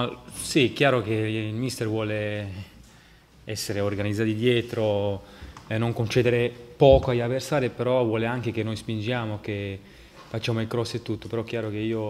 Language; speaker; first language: Italian; non-native, fluent; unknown